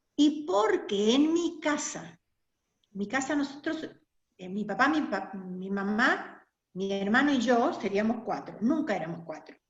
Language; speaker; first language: Spanish; non-native, local second language; German